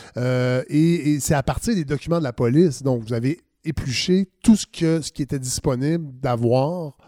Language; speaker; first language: French; native; French